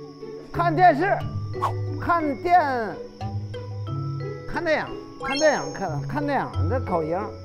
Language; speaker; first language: Chinese; native; Chinese